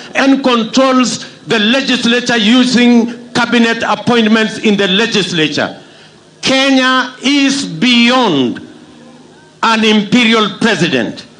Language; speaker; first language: English; non-native, local second language; Kalenjin